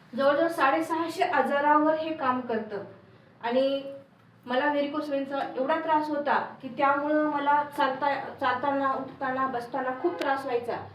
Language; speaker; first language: Marathi; native; Marathi